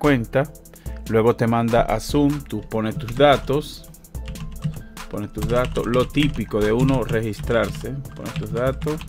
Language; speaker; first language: Spanish; native; Spanish